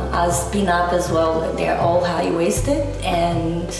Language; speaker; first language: English; non-native, fluent; Portuguese